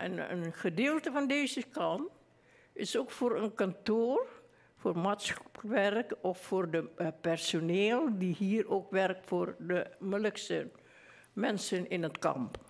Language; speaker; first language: Dutch; early bilingual, other home language; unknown